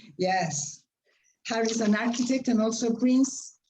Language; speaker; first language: English; non-native, fluent; Spanish